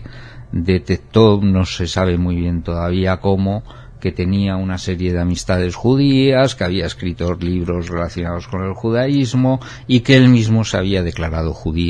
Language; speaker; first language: Spanish; native; Spanish